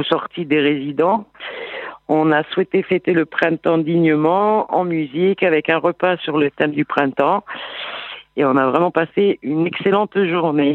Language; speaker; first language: French; native; French